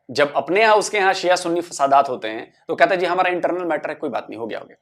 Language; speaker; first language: Hindi; native; Hindi